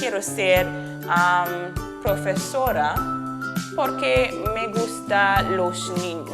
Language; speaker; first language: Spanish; non-native, fluent; English